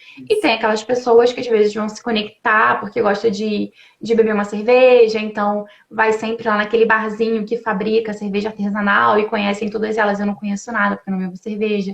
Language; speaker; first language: Portuguese; native; Portuguese